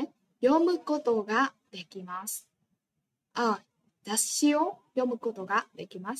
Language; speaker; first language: Japanese; non-native, fluent; Vietnamese